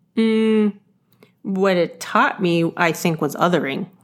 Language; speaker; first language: English; early bilingual, other home language; Yoruba